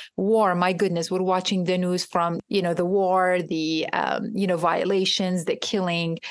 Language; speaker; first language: English; non-native, fluent; Arabic